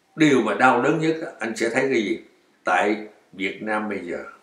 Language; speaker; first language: Vietnamese; native; Vietnamese